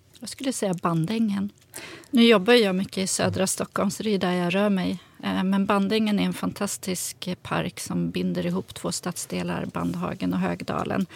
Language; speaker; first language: Swedish; native; Swedish